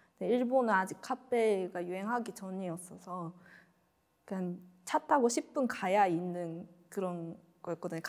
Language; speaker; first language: Korean; non-native, fluent; Japanese